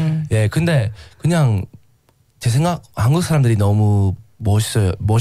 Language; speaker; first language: Korean; non-native, learner; English